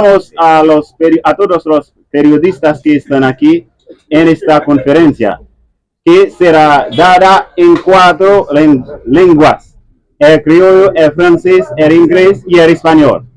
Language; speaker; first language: Spanish; non-native, learner; Haitian Creole